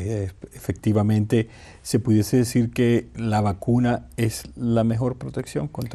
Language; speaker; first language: Spanish; native; Spanish